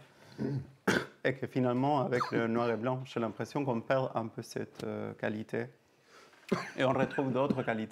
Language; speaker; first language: French; native; French